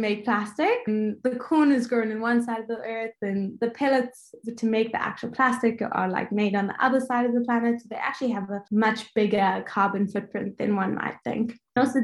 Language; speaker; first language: English; native; English